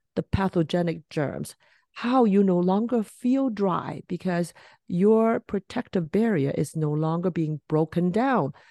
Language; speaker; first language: English; non-native, local second language; Cantonese